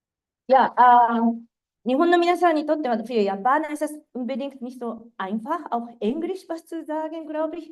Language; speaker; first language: German; non-native, fluent; Japanese